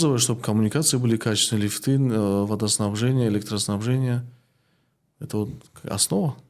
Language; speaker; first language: Russian; non-native, local second language; Tajik